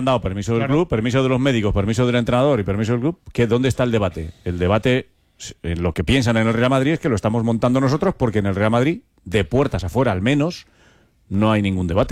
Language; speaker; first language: Spanish; native; Spanish